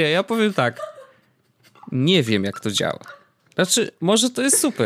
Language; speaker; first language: Polish; native; Polish